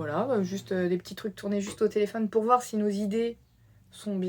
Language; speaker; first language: French; native; French